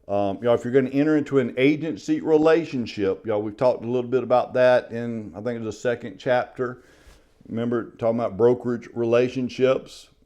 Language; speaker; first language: English; native; English